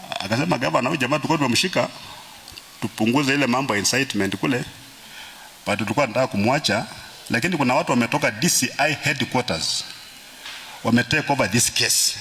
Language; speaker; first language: Swahili; non-native, local second language; Luyia